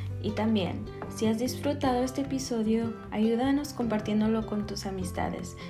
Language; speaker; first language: Spanish; early bilingual, heritage; Spanish